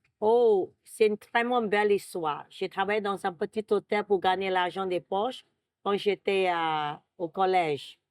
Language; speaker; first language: French; non-native, fluent; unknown